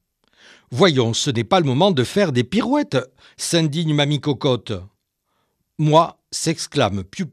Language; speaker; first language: French; native; French